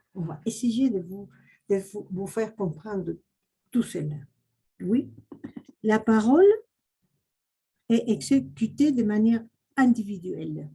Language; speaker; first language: French; non-native, fluent; Spanish